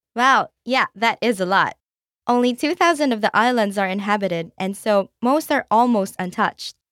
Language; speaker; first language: English; non-native, local second language; Filipino